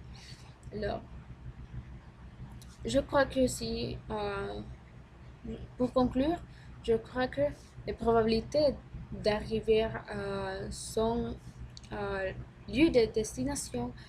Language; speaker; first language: French; non-native, learner; Spanish